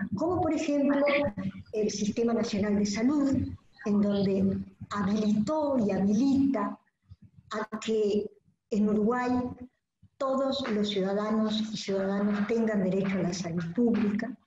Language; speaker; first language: Spanish; native; Spanish